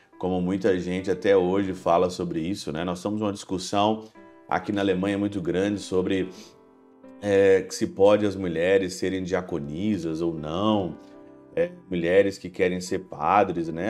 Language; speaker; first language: Portuguese; native; Portuguese